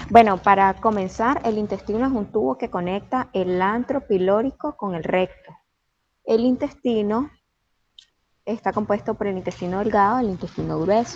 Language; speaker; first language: Spanish; native; Spanish